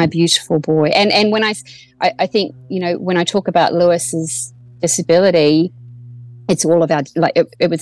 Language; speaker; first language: English; native; English